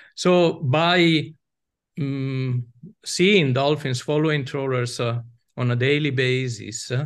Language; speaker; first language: English; non-native, fluent; Italian